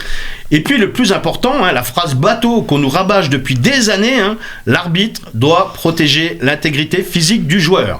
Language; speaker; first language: French; native; French